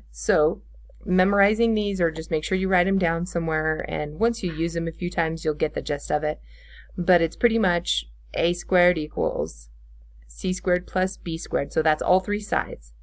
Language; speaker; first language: English; native; English